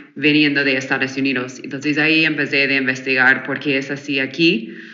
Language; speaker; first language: Spanish; non-native, fluent; English